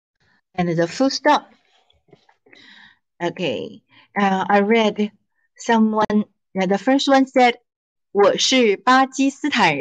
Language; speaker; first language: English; non-native, fluent; Chinese